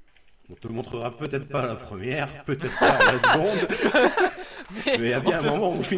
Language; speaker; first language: French; native; French